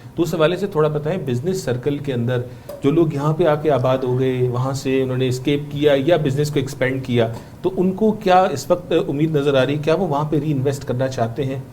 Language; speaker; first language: Urdu; native; Urdu